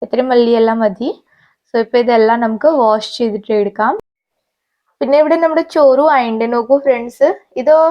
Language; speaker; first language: Malayalam; non-native, fluent; Hindi